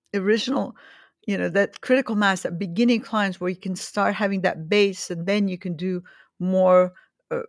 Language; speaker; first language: English; early bilingual, other home language; Arabic